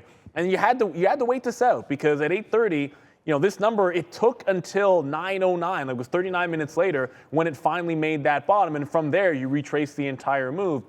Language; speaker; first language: English; native; English